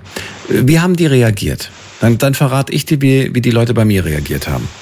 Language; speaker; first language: German; native; German